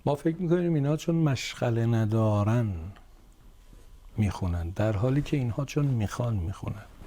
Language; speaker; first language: Persian; native; Persian